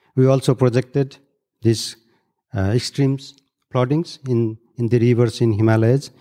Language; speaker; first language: English; non-native, local second language; Nepali